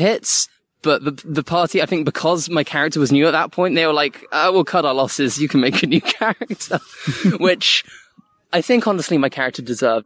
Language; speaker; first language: English; native; English